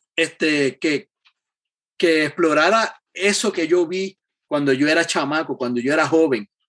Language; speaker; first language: Spanish; native; Spanish